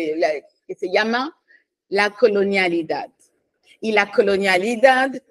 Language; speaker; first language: Spanish; non-native, fluent; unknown